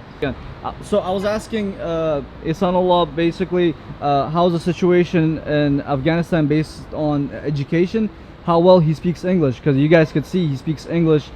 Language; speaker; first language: English; early bilingual, heritage; English